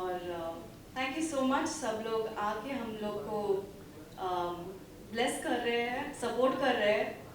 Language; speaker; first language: Hindi; non-native, local second language; Kannada